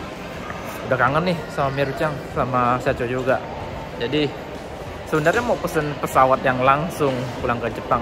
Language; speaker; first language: Indonesian; native; Indonesian